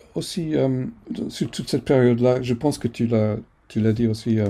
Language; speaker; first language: French; non-native, fluent; English